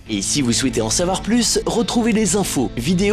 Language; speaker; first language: French; native; French